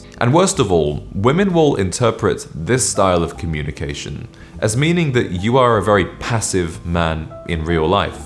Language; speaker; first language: English; native; English